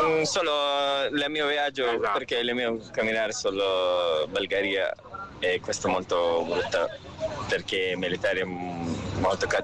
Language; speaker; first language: Italian; non-native, learner; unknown